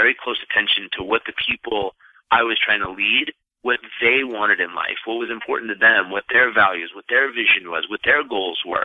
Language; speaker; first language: English; native; English